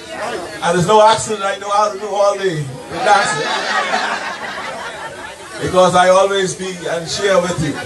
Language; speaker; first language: English; early bilingual, heritage; English